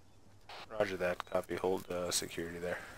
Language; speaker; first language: English; native; English